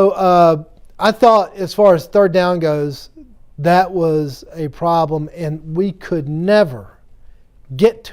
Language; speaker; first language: English; native; English